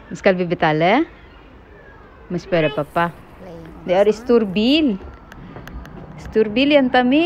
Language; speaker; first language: Norwegian; non-native, learner; Filipino